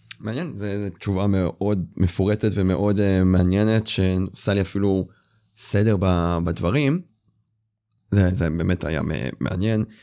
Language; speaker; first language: Hebrew; native; Hebrew